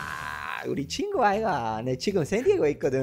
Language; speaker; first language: Korean; non-native, fluent; Spanish